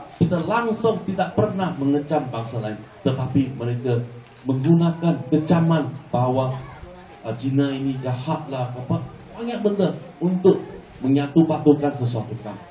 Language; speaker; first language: Malay; non-native, local second language; Chinese